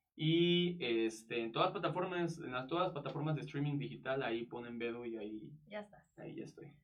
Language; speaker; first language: Spanish; native; Spanish